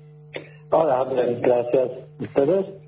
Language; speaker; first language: Spanish; non-native, learner; Polish